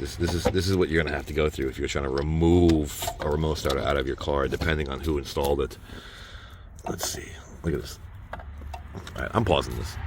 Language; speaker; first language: English; native; English